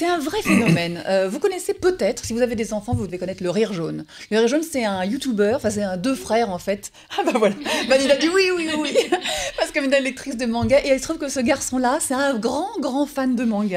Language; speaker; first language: French; native; French